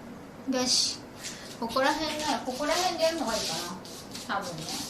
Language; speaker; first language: Japanese; native; Japanese